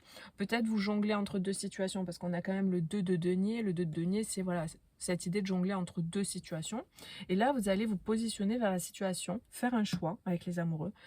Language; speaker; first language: French; native; French